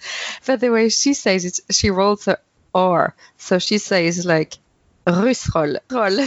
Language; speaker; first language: English; non-native, fluent; French